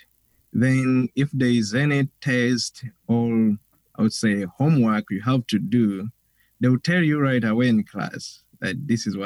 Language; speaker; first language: English; non-native, local second language; Ganda